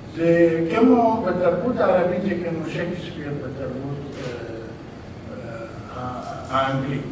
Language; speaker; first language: Hebrew; non-native, fluent; Arabic